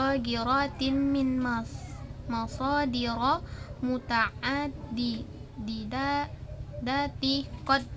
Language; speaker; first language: Arabic; non-native, learner; Indonesian